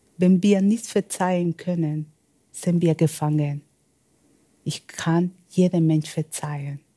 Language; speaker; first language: German; non-native, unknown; Spanish